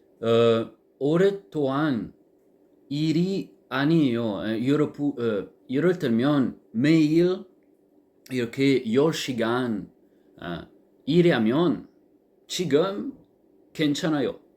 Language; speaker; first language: Korean; non-native, learner; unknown